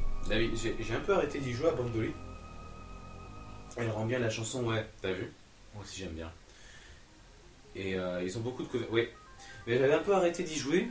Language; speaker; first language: French; native; French